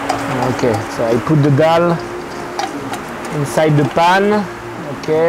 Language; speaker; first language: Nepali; non-native, learner; French